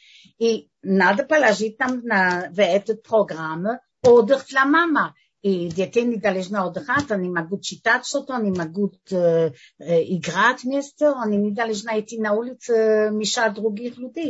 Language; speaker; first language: Russian; non-native, fluent; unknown